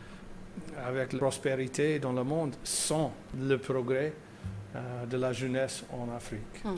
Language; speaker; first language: French; non-native, fluent; English